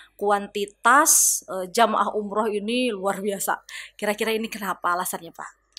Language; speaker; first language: Indonesian; native; Indonesian